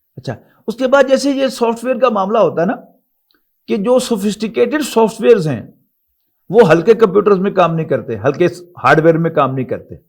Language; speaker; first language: Urdu; non-native, local second language; Punjabi